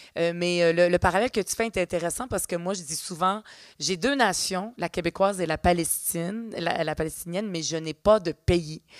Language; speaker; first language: French; early bilingual, other home language; Arabic